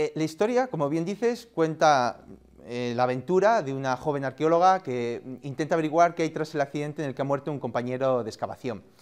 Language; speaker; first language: Spanish; native; Spanish